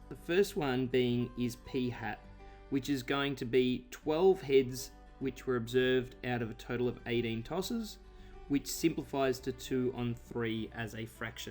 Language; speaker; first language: English; native; English